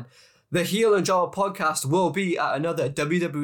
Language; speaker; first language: English; native; English